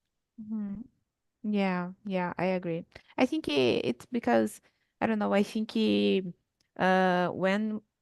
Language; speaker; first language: English; non-native, fluent; Portuguese